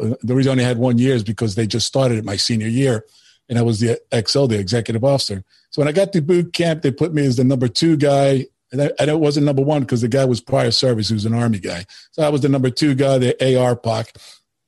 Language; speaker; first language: English; early bilingual, other home language; Spanish